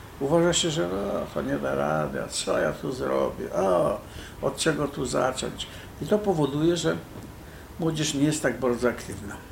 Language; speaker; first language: Polish; native; Polish